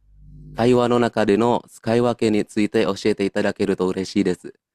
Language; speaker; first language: Japanese; non-native, fluent; Indonesian